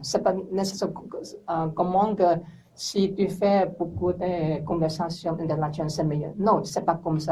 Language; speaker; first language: French; non-native, learner; English